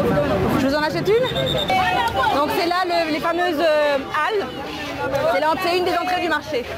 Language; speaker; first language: French; native; French